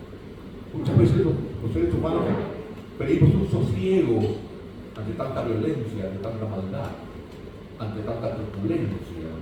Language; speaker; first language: Spanish; native; Spanish